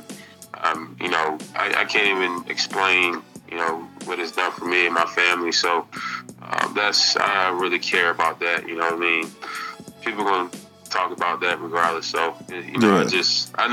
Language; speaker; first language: English; native; English